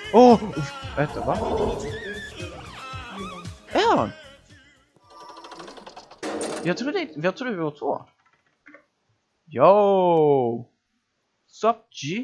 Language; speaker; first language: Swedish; native; Swedish